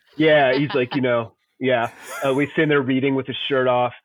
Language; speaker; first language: English; native; English